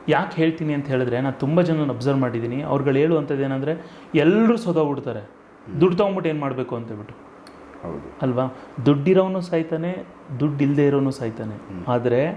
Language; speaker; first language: Kannada; native; Kannada